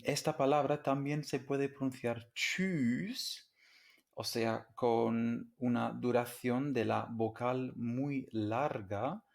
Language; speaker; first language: Spanish; non-native, fluent; English